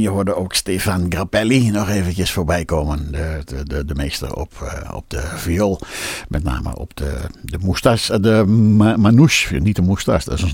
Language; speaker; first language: Dutch; native; Dutch